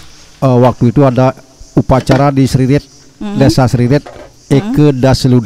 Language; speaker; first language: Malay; non-native, local second language; Balinese